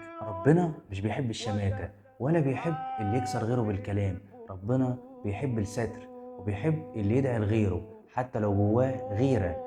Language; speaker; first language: Arabic; native; Arabic